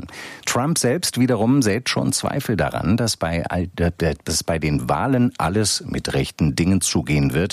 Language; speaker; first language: German; native; German